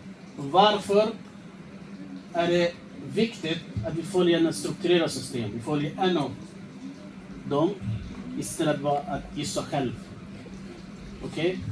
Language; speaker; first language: Swedish; non-native, fluent; Urdu